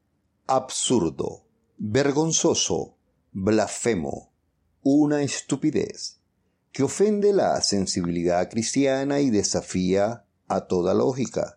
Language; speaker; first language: Spanish; native; Spanish